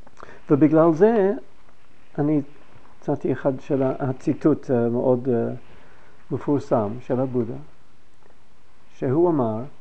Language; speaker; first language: Hebrew; non-native, fluent; English